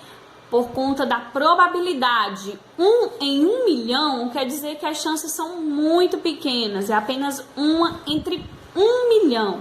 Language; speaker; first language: Portuguese; native; Portuguese